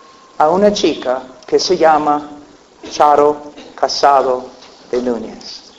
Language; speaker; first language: Spanish; non-native, fluent; English